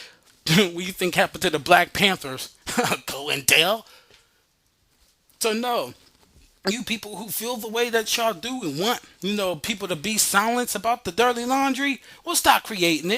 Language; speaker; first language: English; native; English